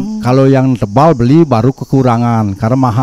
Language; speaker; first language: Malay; non-native, local second language; Balinese